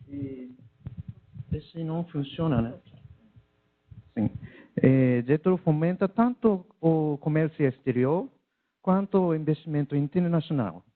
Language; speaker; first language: Portuguese; non-native, learner; Japanese